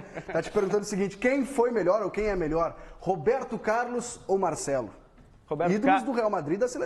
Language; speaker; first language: Portuguese; native; Portuguese